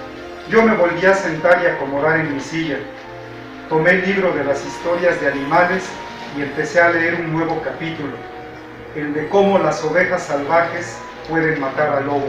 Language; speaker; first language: Spanish; native; Spanish